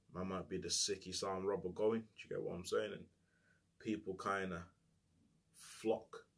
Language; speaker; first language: English; native; English